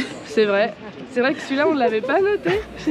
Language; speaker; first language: French; native; French